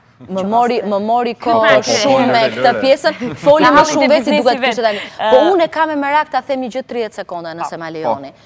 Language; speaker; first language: Albanian; native; Albanian